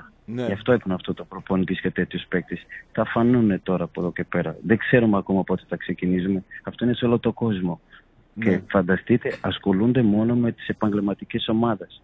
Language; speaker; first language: Greek; non-native, fluent; Portuguese